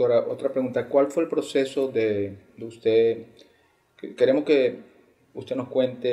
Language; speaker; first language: Spanish; native; Spanish